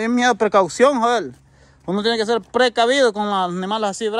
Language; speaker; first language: Spanish; native; Spanish